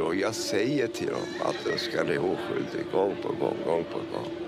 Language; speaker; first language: Swedish; non-native, fluent; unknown